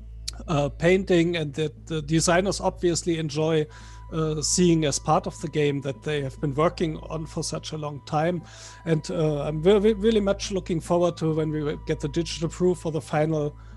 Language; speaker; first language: English; non-native, fluent; German